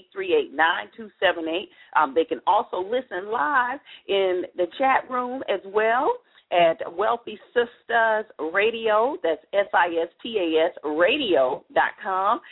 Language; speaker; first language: English; native; English